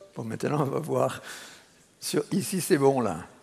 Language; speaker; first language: French; native; French